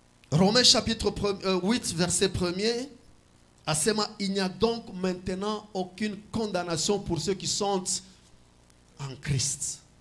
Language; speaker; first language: French; non-native, local second language; Swahili